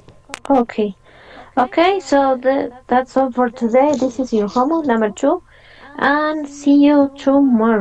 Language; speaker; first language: English; non-native, fluent; Spanish